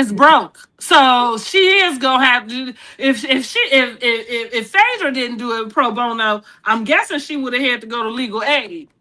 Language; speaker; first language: English; native; English